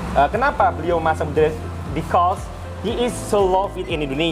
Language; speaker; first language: English; non-native, learner; Indonesian